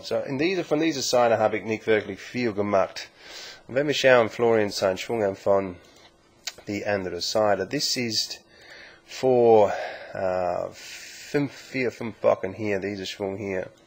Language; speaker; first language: German; non-native, learner; English